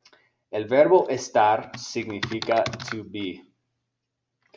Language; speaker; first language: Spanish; non-native, fluent; English